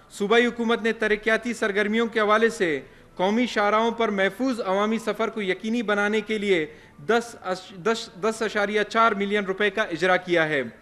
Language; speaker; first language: Urdu; non-native, local second language; Baluchi